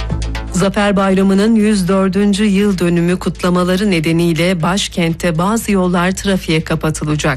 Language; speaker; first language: Turkish; native; Turkish